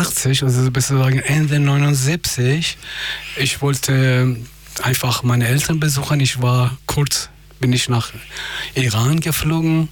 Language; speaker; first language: German; non-native, fluent; Persian